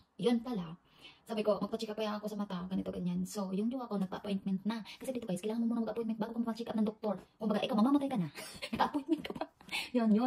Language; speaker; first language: Filipino; native; Filipino